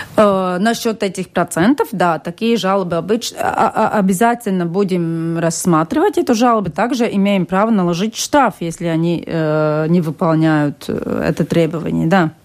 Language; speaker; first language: Russian; non-native, local second language; Latvian